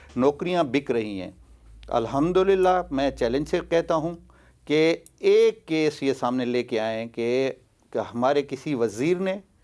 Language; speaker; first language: Urdu; non-native, local second language; Baluchi